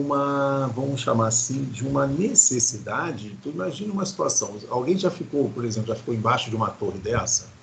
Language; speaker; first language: Portuguese; native; Portuguese